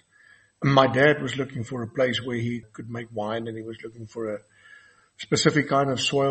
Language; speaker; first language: English; non-native, local second language; Afrikaans